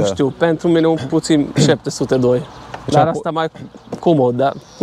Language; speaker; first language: Romanian; non-native, local second language; Hungarian